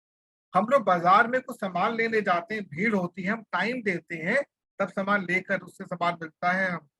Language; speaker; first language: Hindi; native; Hindi